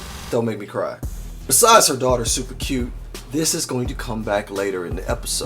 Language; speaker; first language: English; native; English